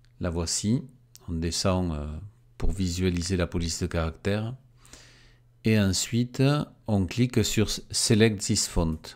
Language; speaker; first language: French; native; French